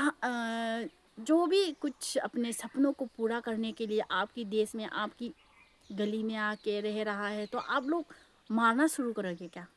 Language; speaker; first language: Hindi; non-native, local second language; Manipuri